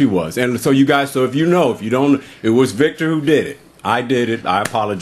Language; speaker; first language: English; native; English